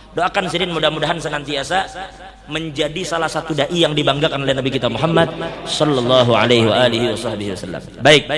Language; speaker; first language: Indonesian; non-native, local second language; Banjar